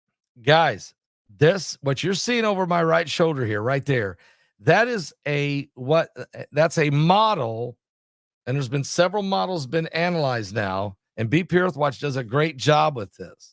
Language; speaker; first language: English; native; English